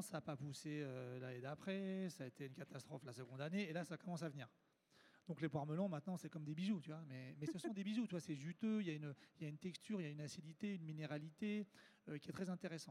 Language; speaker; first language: French; native; French